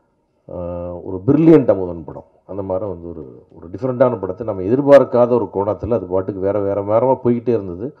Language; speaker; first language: Tamil; native; Tamil